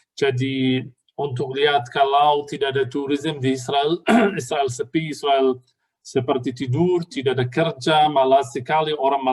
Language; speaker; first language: Indonesian; non-native, fluent; Arabic